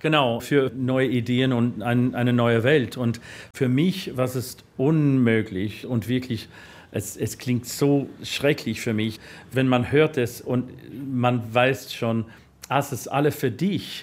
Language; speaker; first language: German; non-native, fluent; English